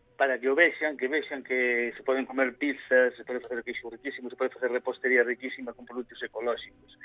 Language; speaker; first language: Galician; native; Galician